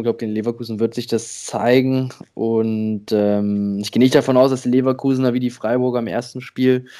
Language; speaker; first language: German; native; German